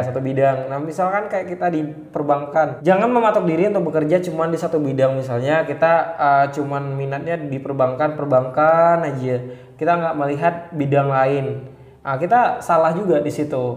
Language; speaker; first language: Indonesian; native; Indonesian